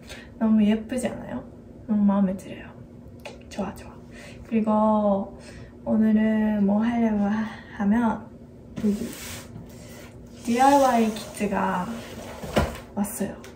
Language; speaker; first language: Korean; non-native, fluent; Japanese